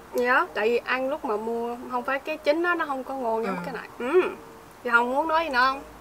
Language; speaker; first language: Vietnamese; early bilingual, heritage; Vietnamese